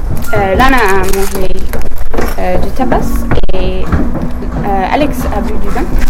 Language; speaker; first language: French; non-native, learner; English